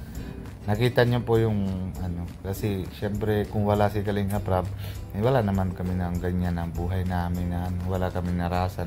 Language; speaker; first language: Filipino; non-native, learner; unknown